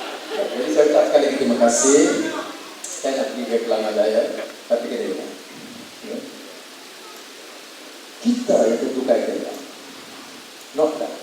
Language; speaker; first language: Malay; native; Malay